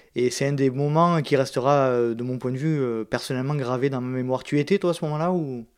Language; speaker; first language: French; native; French